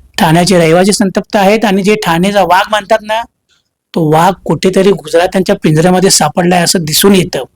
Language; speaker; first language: Marathi; native; Marathi